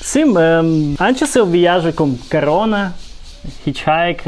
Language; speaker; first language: Portuguese; non-native, learner; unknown